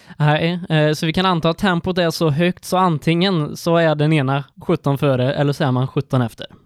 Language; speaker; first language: Swedish; native; Swedish